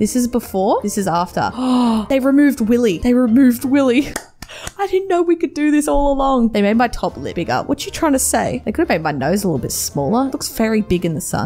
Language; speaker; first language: English; native; English